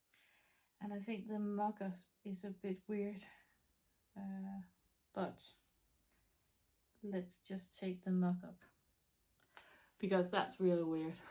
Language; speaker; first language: English; non-native, fluent; Danish